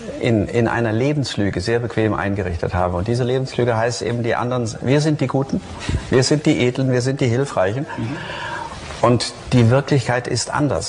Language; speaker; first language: German; native; German